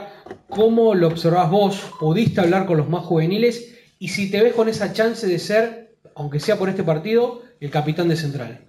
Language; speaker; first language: Spanish; native; Spanish